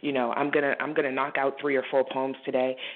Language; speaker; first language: English; native; English